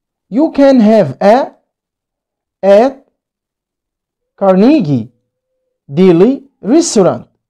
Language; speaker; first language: English; non-native, fluent; Arabic